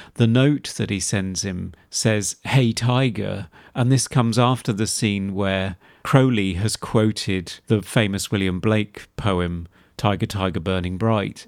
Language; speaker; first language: English; native; English